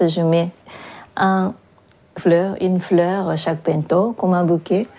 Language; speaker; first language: French; non-native, fluent; Japanese